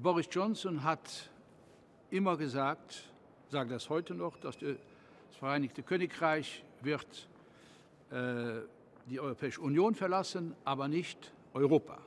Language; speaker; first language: German; non-native, local second language; Luxembourgish